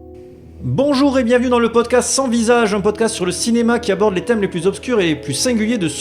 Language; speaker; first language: French; native; French